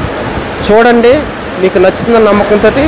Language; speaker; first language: Telugu; native; Telugu